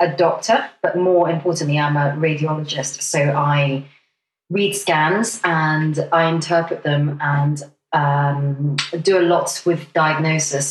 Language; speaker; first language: English; non-native, local second language; Cantonese